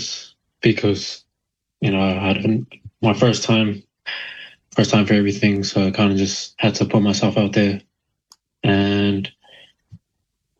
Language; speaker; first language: English; native; English